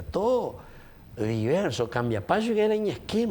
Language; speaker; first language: Spanish; native; Spanish